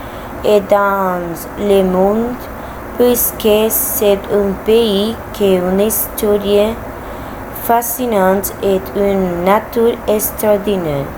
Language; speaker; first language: French; non-native, learner; Spanish